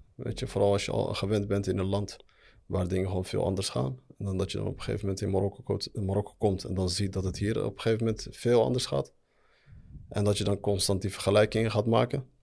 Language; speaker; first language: Dutch; early bilingual, other home language; Arabic